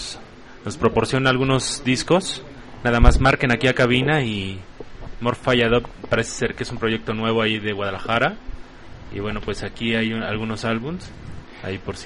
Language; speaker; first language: Spanish; native; Spanish